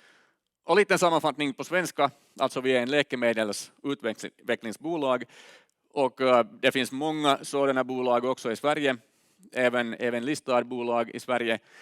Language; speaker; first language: Swedish; non-native, learner; Finnish